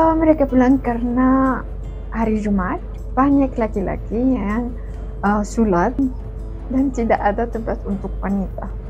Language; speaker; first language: Indonesian; non-native, fluent; Arabic